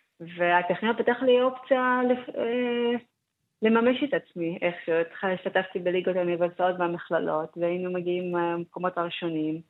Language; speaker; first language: Hebrew; non-native, local second language; Arabic